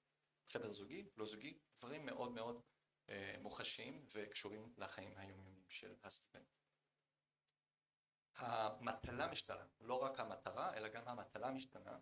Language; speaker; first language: Hebrew; non-native, fluent; Korean